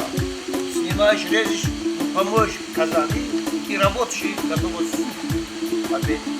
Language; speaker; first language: Russian; non-native, fluent; Tajik